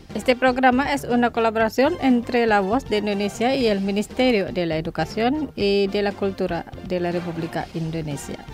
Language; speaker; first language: Spanish; non-native, fluent; Indonesian